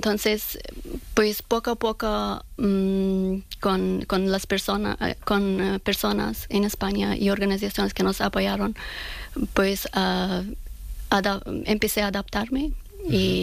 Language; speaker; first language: Spanish; non-native, learner; Persian